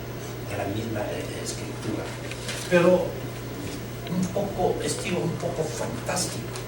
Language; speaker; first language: Spanish; non-native, learner; Chinese